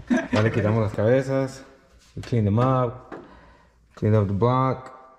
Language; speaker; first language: English; early bilingual, other home language; Spanish